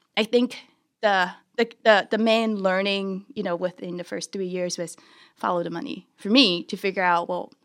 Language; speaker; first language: English; early bilingual, other home language; Chinese